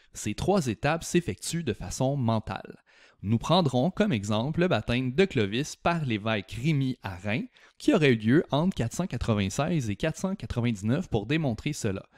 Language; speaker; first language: French; native; French